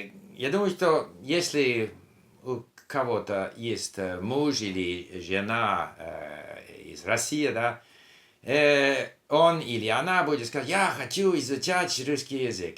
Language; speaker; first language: Russian; non-native, learner; English